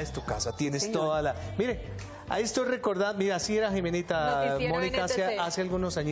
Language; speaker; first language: Spanish; native; Spanish